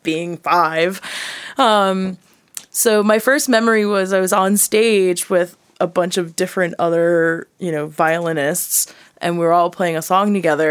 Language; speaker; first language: English; native; English